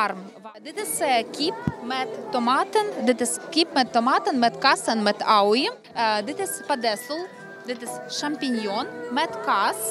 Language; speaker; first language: Dutch; non-native, learner; Ukrainian